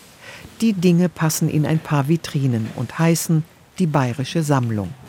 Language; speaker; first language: German; native; German